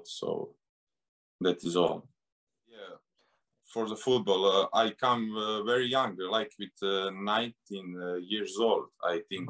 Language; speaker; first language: English; non-native, learner; Serbian